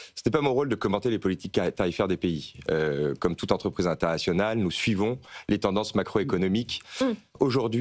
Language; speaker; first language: French; native; French